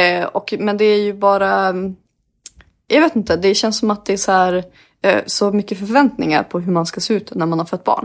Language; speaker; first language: Swedish; native; Swedish